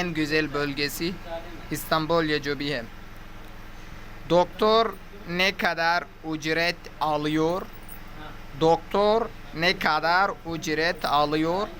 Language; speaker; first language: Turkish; non-native, learner; Urdu